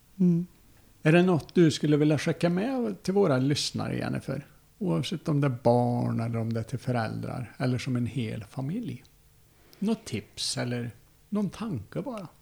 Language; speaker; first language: Swedish; native; Swedish